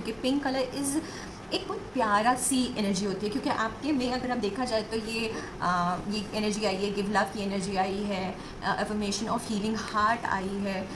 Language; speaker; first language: Hindi; native; Hindi